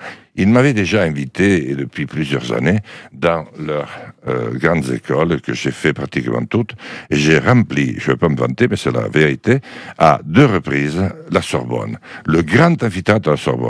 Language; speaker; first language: French; native; French